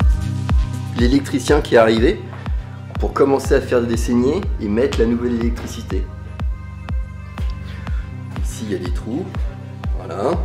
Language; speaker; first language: French; native; French